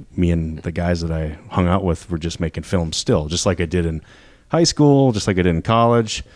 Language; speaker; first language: English; native; English